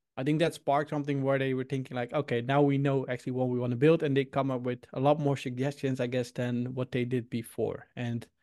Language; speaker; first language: English; non-native, fluent; Dutch